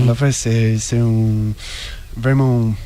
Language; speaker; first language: French; non-native, learner; English